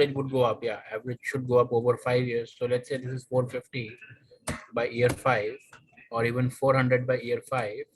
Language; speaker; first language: English; non-native, local second language; Hindi